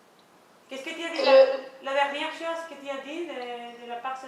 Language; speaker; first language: French; non-native, learner; Spanish